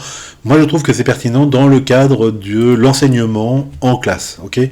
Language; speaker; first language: French; native; French